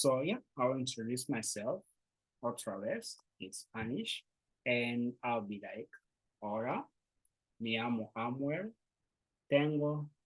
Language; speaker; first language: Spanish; non-native, learner; Swahili